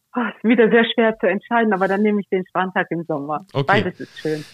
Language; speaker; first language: German; native; German